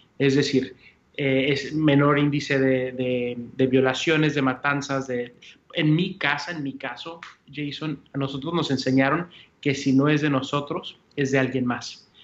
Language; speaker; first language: Spanish; early bilingual, heritage; Spanish